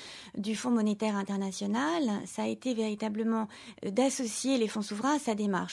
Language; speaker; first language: French; native; French